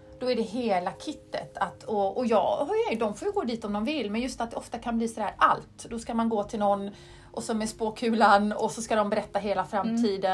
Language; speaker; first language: Swedish; native; Swedish